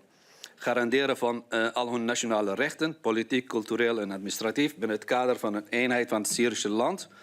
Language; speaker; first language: Dutch; non-native, fluent; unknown